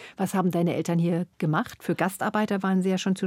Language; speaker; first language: German; native; German